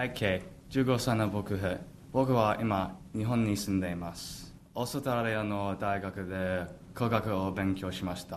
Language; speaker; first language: Japanese; non-native, learner; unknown